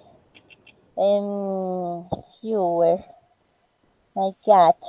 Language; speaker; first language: English; non-native, learner; Spanish